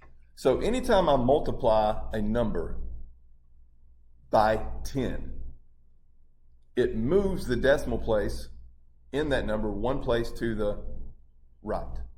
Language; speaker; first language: English; native; English